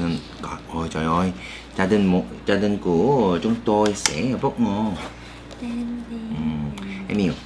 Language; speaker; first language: Vietnamese; non-native, learner; Korean